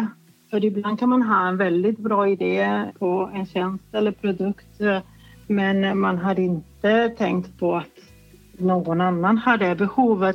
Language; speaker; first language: Swedish; non-native, fluent; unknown